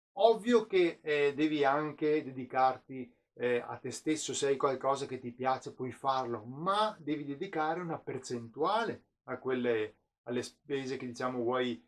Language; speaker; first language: Italian; native; Italian